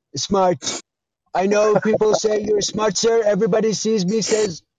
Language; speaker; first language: English; non-native, fluent; Persian